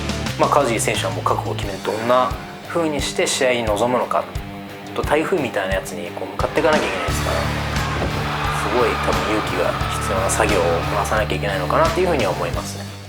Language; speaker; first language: Japanese; native; Japanese